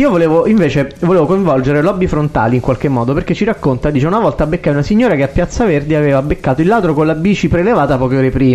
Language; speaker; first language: Italian; native; Italian